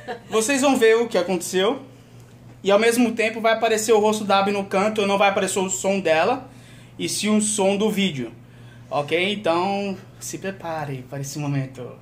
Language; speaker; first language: Portuguese; native; Portuguese